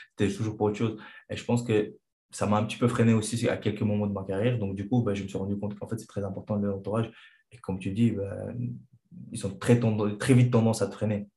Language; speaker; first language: French; non-native, fluent; Chechen